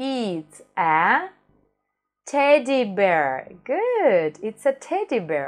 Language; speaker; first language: English; non-native, fluent; Russian